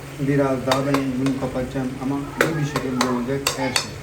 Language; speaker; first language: Turkish; non-native, learner; Urdu